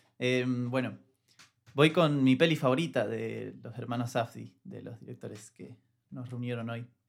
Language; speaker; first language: Spanish; native; Spanish